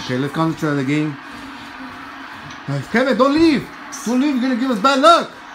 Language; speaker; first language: English; early bilingual, other home language; Spanish